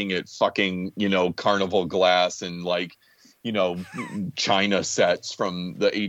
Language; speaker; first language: English; native; English